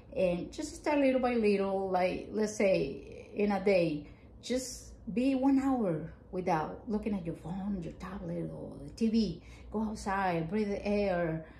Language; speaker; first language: English; non-native, fluent; Spanish